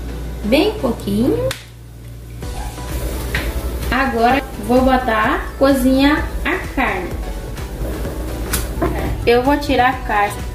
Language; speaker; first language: Portuguese; non-native, fluent; Haitian Creole